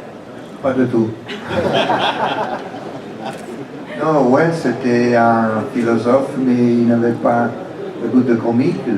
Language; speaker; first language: French; non-native, fluent; Italian